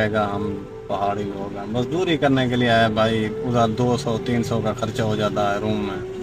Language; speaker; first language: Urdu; non-native, local second language; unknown